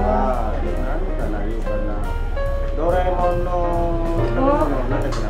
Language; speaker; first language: Japanese; non-native, learner; Indonesian